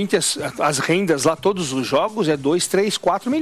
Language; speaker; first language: Portuguese; native; Portuguese